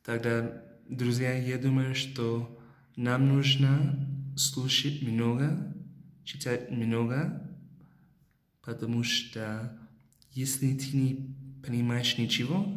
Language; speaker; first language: Russian; non-native, learner; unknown